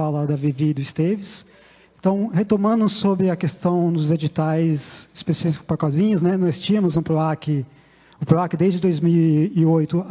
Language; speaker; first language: Portuguese; native; Portuguese